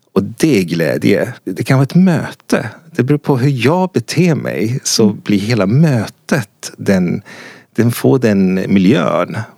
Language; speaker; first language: Swedish; non-native, fluent; Persian